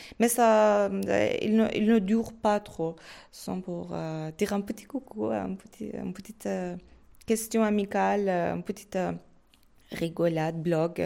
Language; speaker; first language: French; non-native, fluent; Persian